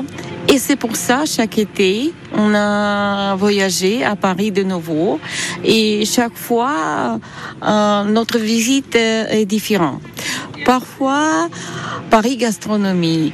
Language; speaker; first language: French; non-native, fluent; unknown